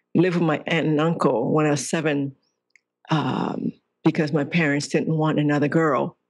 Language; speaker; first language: English; non-native, local second language; Cantonese